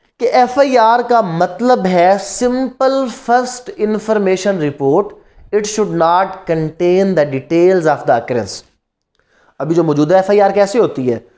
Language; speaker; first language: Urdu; non-native, local second language; Punjabi